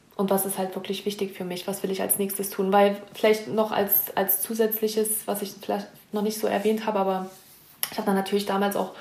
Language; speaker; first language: German; native; German